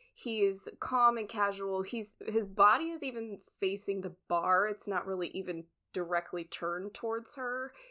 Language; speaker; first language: English; native; English